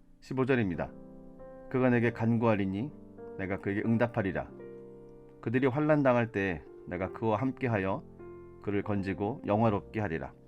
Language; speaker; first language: Korean; native; Korean